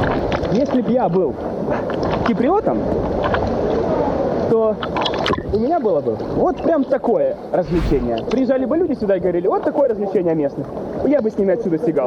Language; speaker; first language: Russian; native; Russian